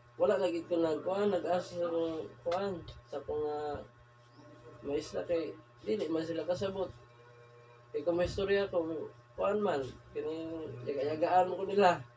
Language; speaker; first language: Cebuano; non-native, local second language; Waray